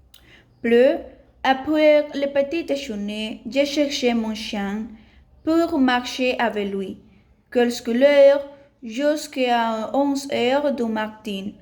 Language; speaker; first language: French; non-native, learner; Spanish